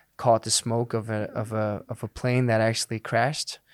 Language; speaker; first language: English; non-native, fluent; Danish